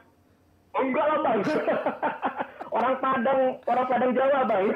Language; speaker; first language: Indonesian; native; Indonesian